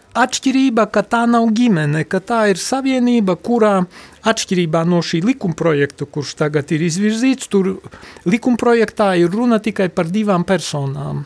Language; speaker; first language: Latvian; non-native, local second language; Polish